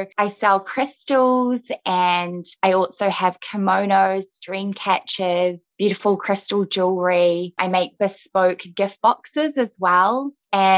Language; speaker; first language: English; native; English